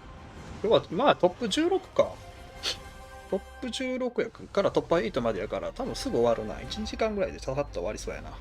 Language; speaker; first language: Japanese; native; Japanese